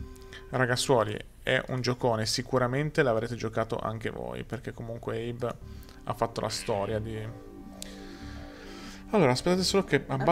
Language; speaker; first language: Italian; native; Italian